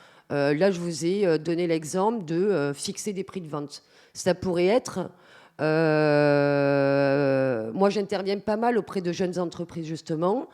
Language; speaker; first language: French; native; French